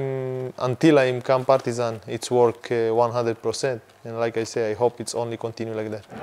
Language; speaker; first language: English; non-native, fluent; Hebrew